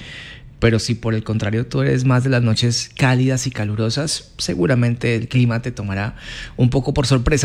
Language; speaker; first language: Spanish; native; Spanish